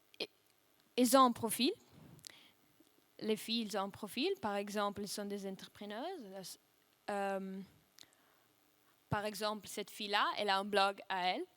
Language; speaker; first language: French; non-native, fluent; Russian